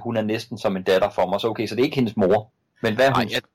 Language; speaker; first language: Danish; native; Danish